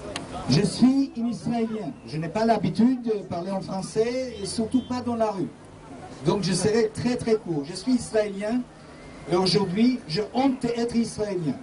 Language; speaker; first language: French; non-native, fluent; Hebrew